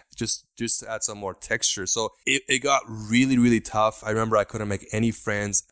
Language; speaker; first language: English; non-native, fluent; Persian